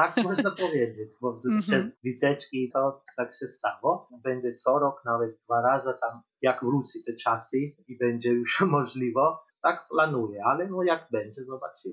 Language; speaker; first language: Polish; non-native, learner; Georgian